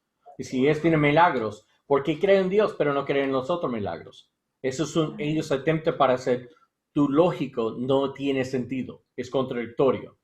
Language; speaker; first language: Spanish; non-native, learner; English